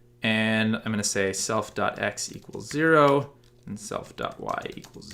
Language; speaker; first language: English; native; English